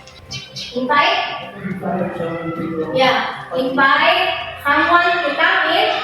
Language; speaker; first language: English; non-native, fluent; Indonesian